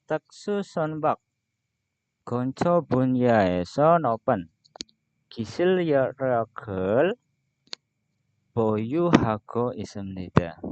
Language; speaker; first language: Korean; non-native, fluent; Indonesian